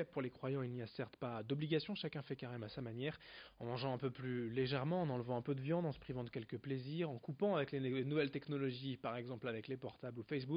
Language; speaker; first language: French; native; French